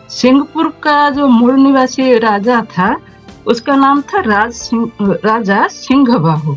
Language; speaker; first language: Hindi; non-native, local second language; Odia